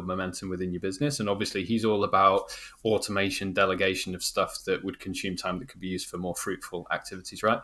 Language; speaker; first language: English; native; English